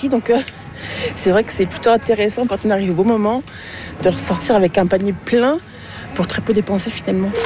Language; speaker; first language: French; native; French